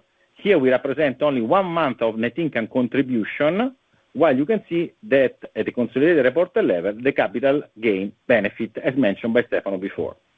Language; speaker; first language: English; non-native, fluent; Italian